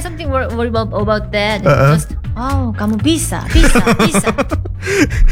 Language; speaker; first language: English; non-native, learner; Korean